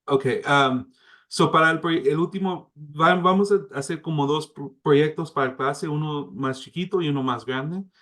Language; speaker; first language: Spanish; early bilingual, heritage; English